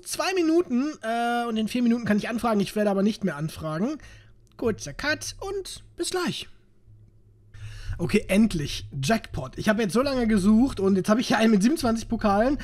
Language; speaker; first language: German; native; German